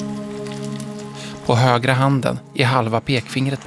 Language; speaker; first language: Swedish; native; Swedish